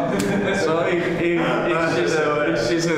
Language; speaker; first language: German; non-native, learner; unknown